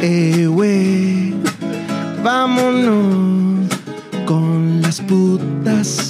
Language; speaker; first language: Spanish; early bilingual, heritage; Spanish